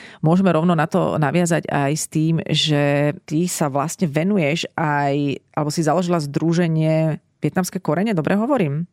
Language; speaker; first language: Slovak; native; Slovak